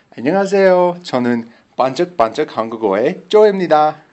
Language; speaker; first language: Korean; non-native, learner; English